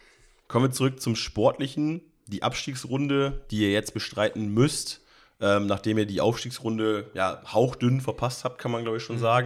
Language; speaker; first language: German; native; German